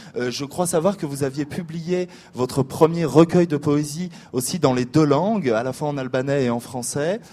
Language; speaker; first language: French; native; French